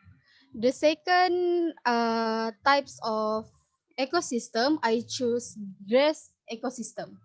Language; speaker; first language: English; non-native, learner; Indonesian